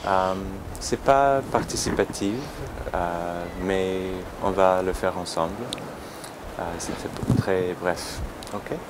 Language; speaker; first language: French; non-native, learner; English